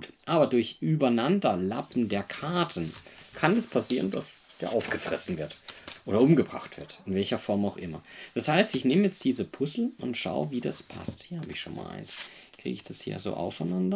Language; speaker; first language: German; native; German